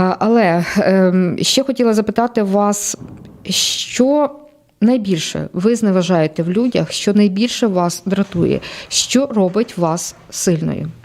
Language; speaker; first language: Ukrainian; native; Ukrainian